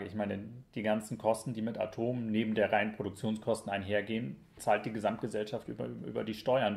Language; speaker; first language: German; native; German